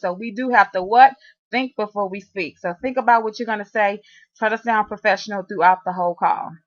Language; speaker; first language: English; native; English